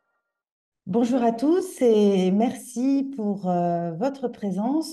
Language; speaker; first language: French; native; French